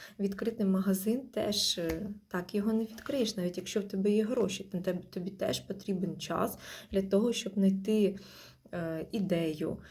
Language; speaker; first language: Ukrainian; non-native, local second language; Russian